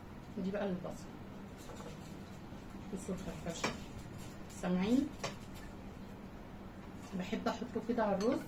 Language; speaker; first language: Arabic; native; Arabic